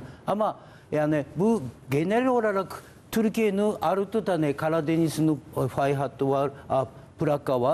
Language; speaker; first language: Turkish; non-native, learner; Japanese